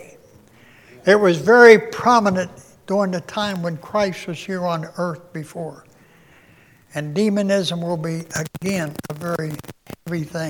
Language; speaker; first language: English; native; English